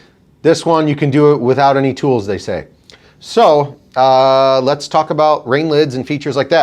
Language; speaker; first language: English; native; English